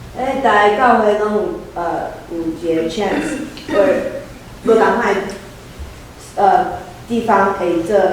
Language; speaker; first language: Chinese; early bilingual, heritage; Chinese